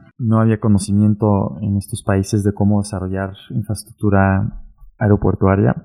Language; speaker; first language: Spanish; early bilingual, heritage; German